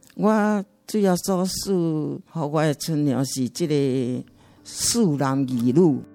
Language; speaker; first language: Min Nan Chinese; native; Min Nan Chinese